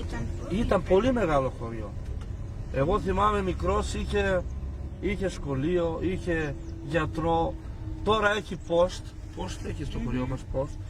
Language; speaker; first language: Greek; non-native, local second language; Macedonian